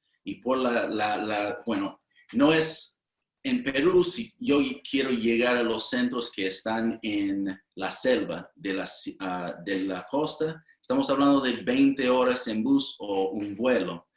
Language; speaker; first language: Spanish; non-native, fluent; English